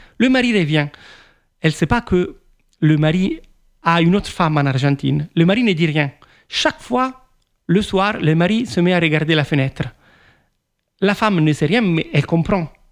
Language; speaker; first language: French; non-native, fluent; Italian